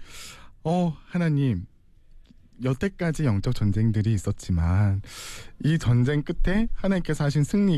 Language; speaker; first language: Korean; native; Korean